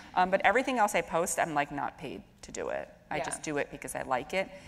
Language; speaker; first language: English; native; English